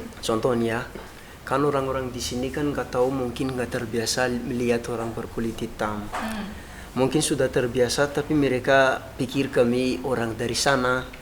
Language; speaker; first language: Indonesian; non-native, fluent; Malagasy